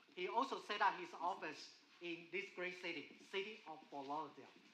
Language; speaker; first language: English; non-native, fluent; Chinese